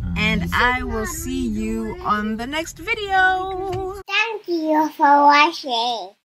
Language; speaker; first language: English; non-native, local second language; Zulu